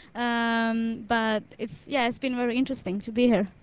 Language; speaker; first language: English; non-native, fluent; Swedish